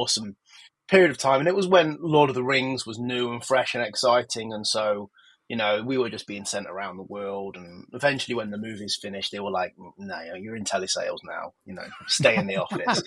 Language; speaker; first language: English; native; English